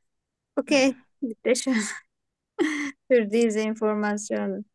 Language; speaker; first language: German; non-native, learner; Turkish